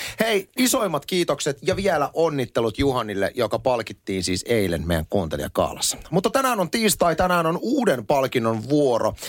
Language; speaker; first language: Finnish; native; Finnish